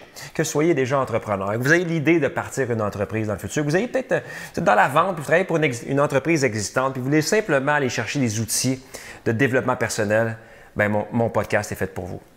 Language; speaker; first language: French; native; French